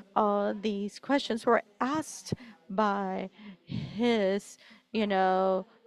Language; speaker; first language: English; non-native, fluent; Spanish